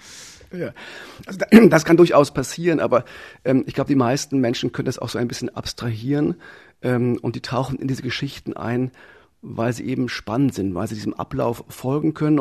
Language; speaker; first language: German; native; German